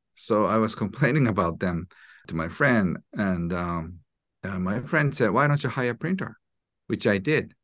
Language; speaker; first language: English; non-native, fluent; Japanese